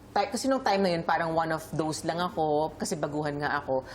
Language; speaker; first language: Filipino; native; Filipino